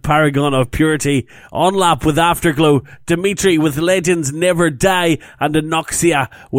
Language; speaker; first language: English; native; English